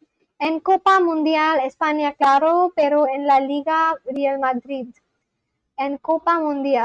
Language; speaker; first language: Spanish; non-native, learner; English